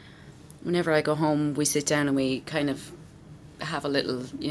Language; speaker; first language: English; native; English